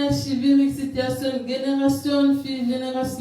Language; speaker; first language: German; non-native, learner; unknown